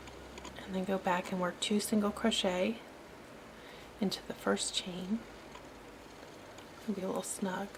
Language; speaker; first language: English; native; English